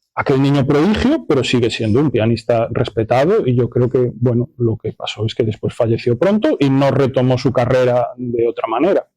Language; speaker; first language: Spanish; non-native, local second language; Galician